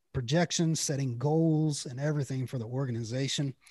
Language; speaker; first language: English; native; English